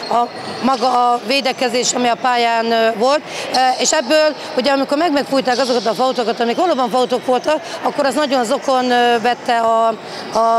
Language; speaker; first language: Hungarian; native; Hungarian